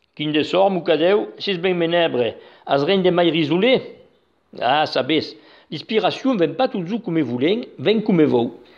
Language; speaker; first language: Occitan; native; Occitan